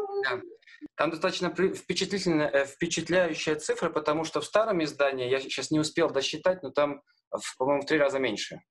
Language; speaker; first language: Russian; native; Russian